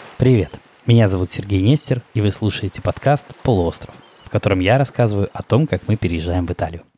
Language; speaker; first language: Russian; native; Russian